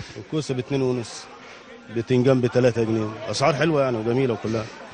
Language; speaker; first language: Arabic; native; Arabic